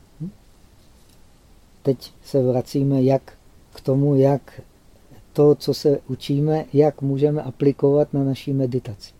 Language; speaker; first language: Czech; native; Czech